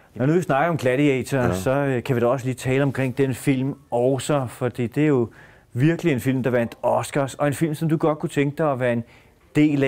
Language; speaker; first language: Danish; native; Danish